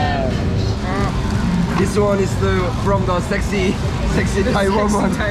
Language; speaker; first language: English; non-native, learner; Korean